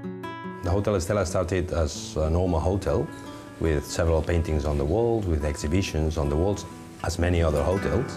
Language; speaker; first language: English; non-native, fluent; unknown